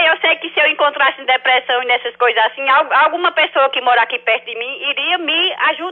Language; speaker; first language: Portuguese; native; Portuguese